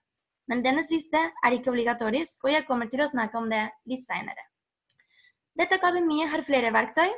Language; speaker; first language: Norwegian; non-native, fluent; Spanish